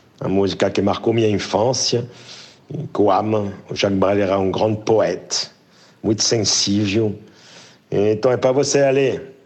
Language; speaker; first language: Portuguese; non-native, fluent; French